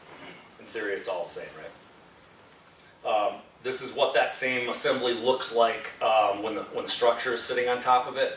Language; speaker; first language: English; native; English